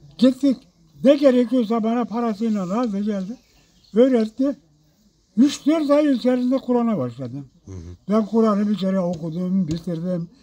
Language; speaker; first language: Turkish; non-native, local second language; Zaza